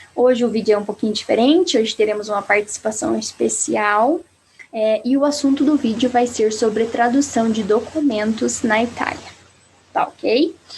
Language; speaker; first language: Portuguese; native; Portuguese